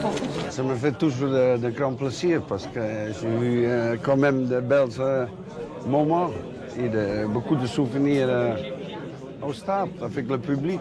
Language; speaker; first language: French; non-native, fluent; Dutch